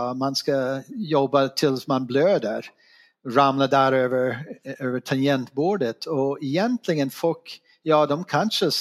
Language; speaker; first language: Swedish; non-native, fluent; English